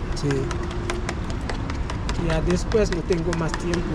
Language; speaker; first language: Spanish; non-native, learner; Haitian Creole